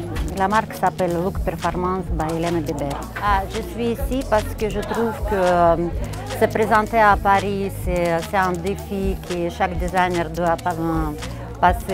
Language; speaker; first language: French; non-native, fluent; Russian